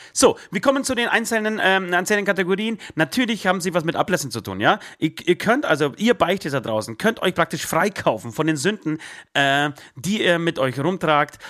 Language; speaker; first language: German; early bilingual, other home language; Polish